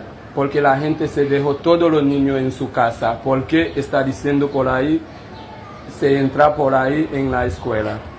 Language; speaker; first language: Spanish; non-native, learner; Haitian Creole